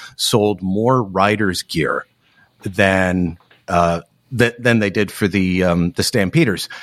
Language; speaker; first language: English; native; English